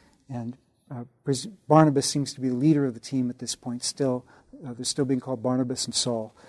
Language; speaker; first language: English; native; English